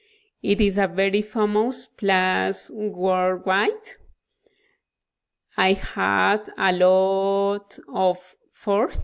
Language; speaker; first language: English; non-native, learner; Spanish